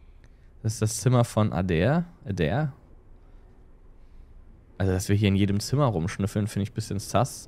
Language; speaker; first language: German; native; German